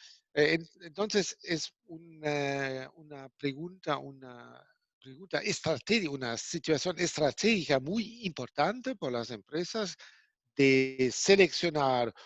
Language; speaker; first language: Spanish; non-native, fluent; German